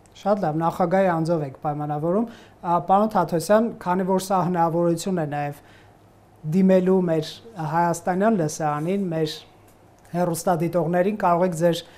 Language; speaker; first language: Armenian; native; Armenian